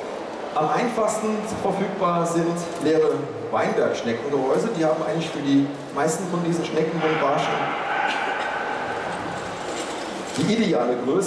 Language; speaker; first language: German; native; German